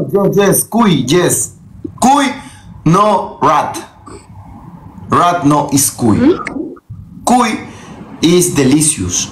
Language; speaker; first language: English; non-native, learner; Spanish